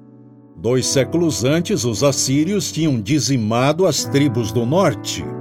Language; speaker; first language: Portuguese; native; Portuguese